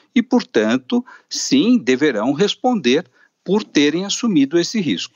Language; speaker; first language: Portuguese; native; Portuguese